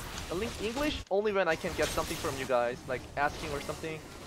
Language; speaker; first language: English; non-native, fluent; Korean